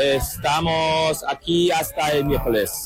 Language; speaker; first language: Spanish; non-native, learner; German